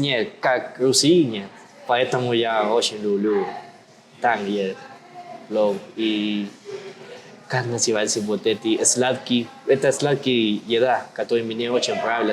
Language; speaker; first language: Russian; non-native, learner; Spanish